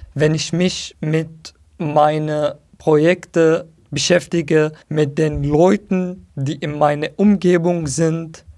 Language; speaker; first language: German; non-native, fluent; Arabic